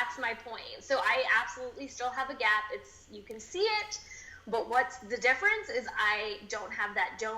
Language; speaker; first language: English; native; English